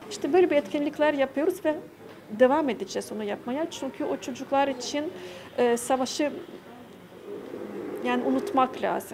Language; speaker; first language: Turkish; non-native, fluent; Ukrainian